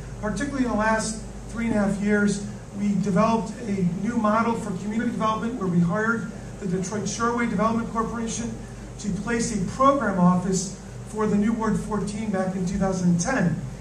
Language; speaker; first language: English; native; English